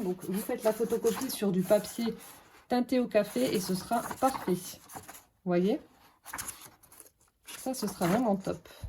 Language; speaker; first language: French; native; French